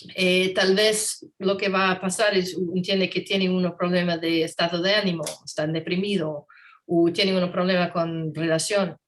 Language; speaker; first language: Spanish; non-native, learner; English